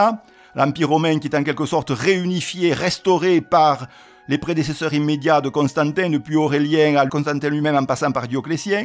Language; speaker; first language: French; native; French